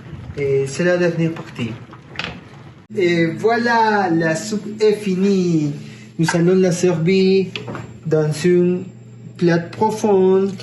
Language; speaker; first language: French; non-native, learner; Spanish